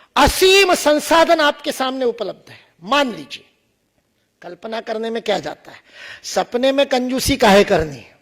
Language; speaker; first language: Hindi; non-native, local second language; Marathi